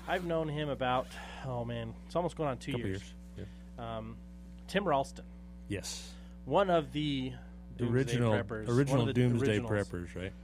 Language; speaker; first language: English; native; English